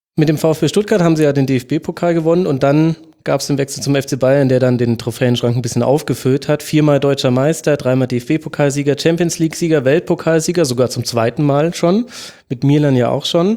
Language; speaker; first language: German; native; German